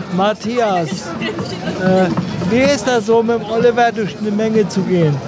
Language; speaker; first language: German; native; German